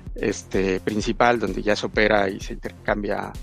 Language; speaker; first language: Spanish; native; Spanish